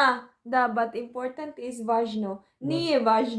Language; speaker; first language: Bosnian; non-native, learner; Filipino